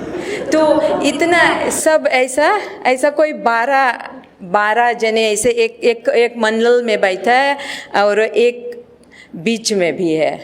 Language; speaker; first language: Hindi; non-native, local second language; Marathi